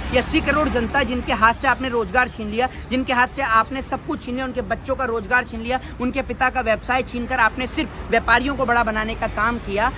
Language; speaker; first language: Hindi; native; Hindi